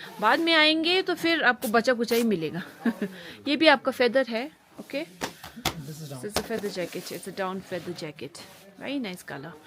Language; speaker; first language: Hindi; non-native, local second language; Nepali